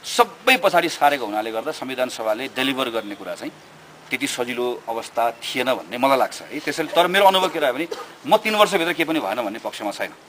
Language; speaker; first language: Nepali; native; Nepali